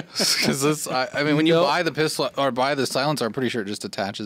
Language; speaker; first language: English; native; English